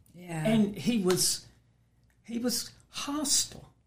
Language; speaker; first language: English; native; English